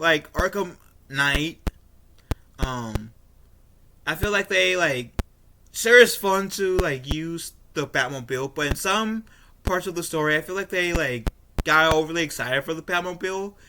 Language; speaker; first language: English; native; English